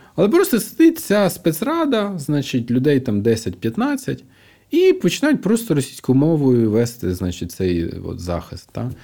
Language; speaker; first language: Ukrainian; non-native, local second language; Russian